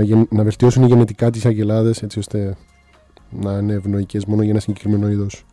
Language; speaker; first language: Greek; native; Greek